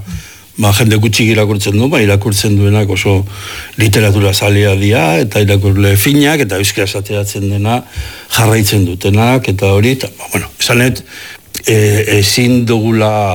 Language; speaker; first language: Basque; native; Basque